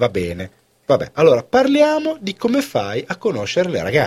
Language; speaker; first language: Italian; native; Italian